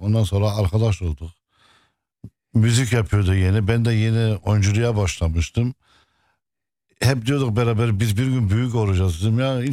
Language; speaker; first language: Turkish; non-native, local second language; Arabic